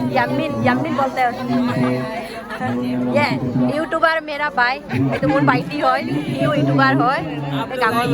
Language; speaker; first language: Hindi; non-native, local second language; Mising